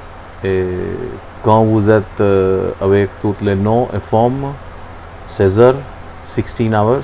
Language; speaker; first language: French; non-native, learner; Hindi